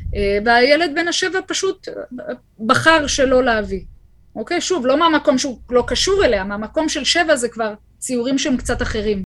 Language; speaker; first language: Hebrew; native; Hebrew